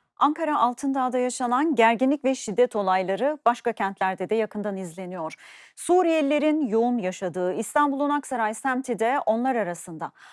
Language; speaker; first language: Turkish; native; Turkish